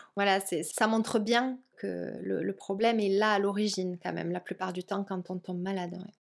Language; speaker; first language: French; native; French